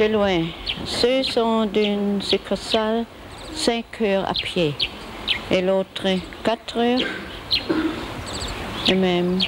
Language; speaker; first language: French; non-native, learner; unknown